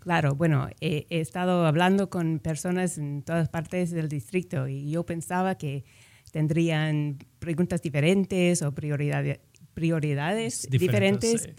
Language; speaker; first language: Spanish; non-native, fluent; English